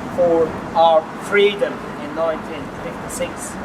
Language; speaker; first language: English; non-native, fluent; Hungarian